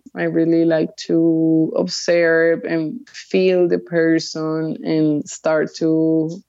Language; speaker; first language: English; early bilingual, other home language; Spanish